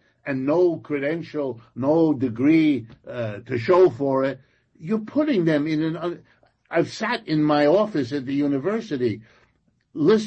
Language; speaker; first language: English; non-native, local second language; French